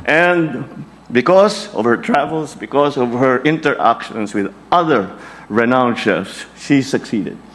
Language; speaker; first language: English; non-native, local second language; Filipino